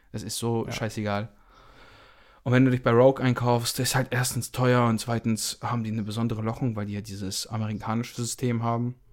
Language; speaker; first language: German; early bilingual, other home language; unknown